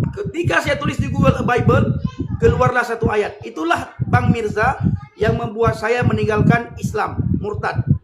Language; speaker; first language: Indonesian; non-native, local second language; Achinese